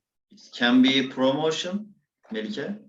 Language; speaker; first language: English; non-native, learner; Turkish